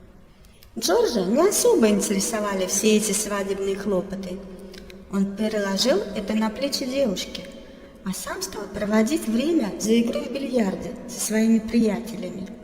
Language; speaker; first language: Russian; native; Russian